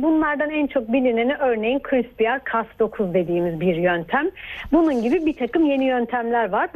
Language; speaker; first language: Turkish; native; Turkish